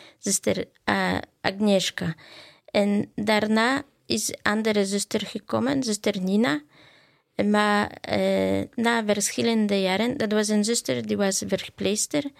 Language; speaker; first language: Dutch; non-native, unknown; Polish